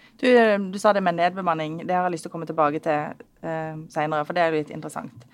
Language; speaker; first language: Norwegian; native; Norwegian